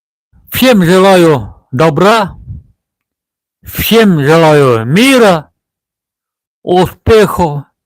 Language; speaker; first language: Russian; non-native, local second language; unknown